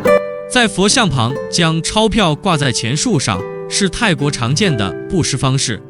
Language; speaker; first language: Chinese; native; Chinese